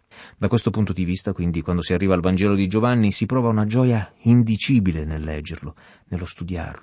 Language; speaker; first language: Italian; native; Italian